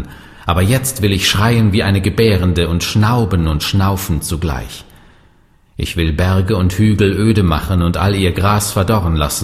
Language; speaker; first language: German; native; German